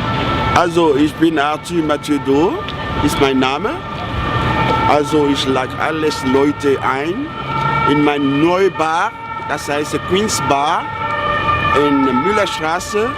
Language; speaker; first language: German; non-native, learner; French